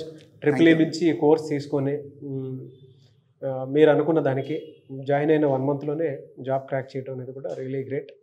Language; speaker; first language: Telugu; native; Telugu